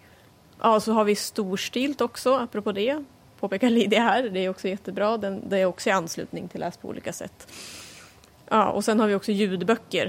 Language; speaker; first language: Swedish; native; Swedish